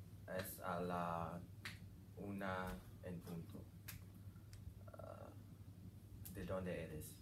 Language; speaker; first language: Spanish; non-native, learner; English